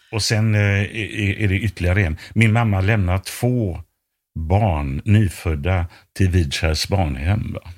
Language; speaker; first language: Swedish; native; Swedish